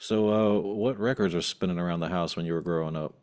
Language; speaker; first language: English; native; English